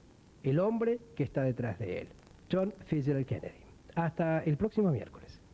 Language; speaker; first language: Spanish; native; Spanish